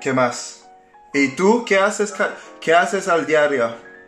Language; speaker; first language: Spanish; non-native, learner; English